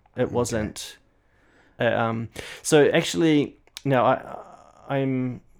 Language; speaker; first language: English; native; English